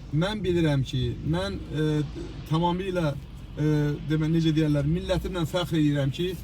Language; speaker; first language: Azerbaijani; native; Azerbaijani